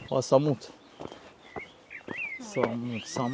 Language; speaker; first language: French; native; French